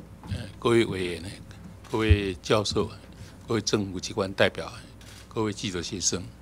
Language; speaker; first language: Chinese; native; Chinese